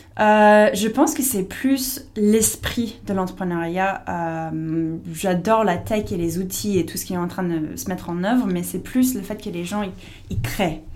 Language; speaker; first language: French; non-native, fluent; English